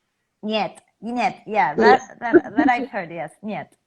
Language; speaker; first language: English; non-native, fluent; Spanish